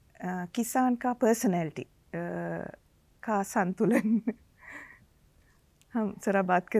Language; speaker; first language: Hindi; non-native, learner; Sinhala